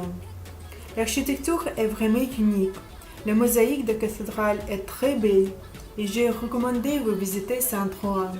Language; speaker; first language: French; non-native, learner; Russian